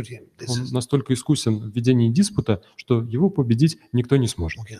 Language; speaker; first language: Russian; native; Russian